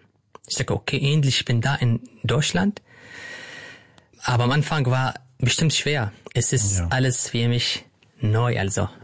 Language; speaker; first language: German; non-native, fluent; Arabic